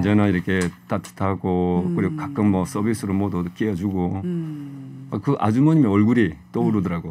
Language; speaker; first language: Korean; native; Korean